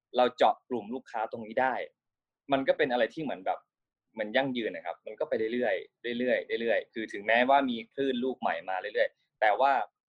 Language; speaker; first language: Thai; native; Thai